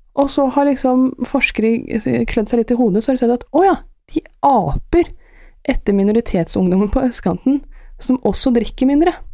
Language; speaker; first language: Norwegian; early bilingual, other home language; Persian